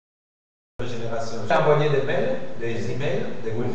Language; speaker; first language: French; non-native, fluent; Spanish